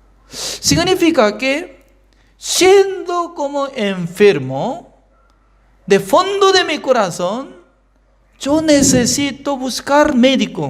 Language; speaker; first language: Spanish; non-native, fluent; Korean